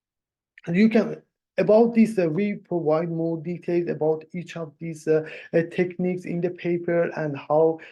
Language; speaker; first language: English; non-native, fluent; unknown